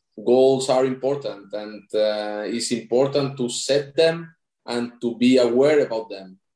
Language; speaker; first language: English; non-native, fluent; Spanish